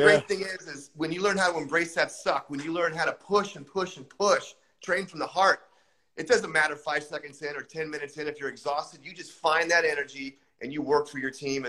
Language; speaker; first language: English; native; English